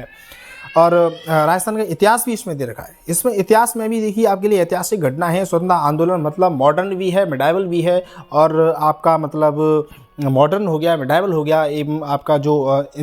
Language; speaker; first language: Hindi; native; Hindi